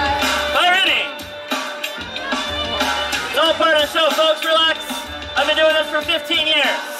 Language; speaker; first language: English; native; English